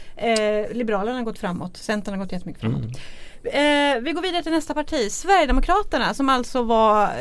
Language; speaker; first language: Swedish; native; Swedish